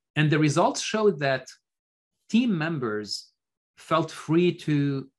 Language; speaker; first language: English; non-native, fluent; Arabic